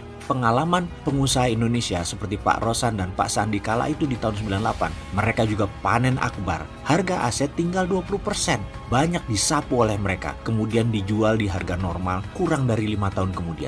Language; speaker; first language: Indonesian; native; Indonesian